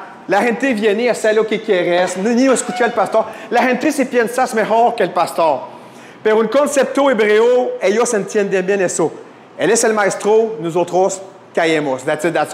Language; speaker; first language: Spanish; non-native, fluent; French